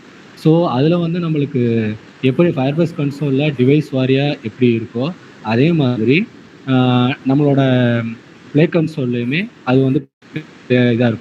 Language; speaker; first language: Tamil; native; Tamil